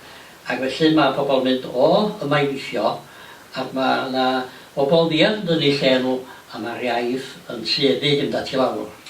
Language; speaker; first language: Welsh; native; Welsh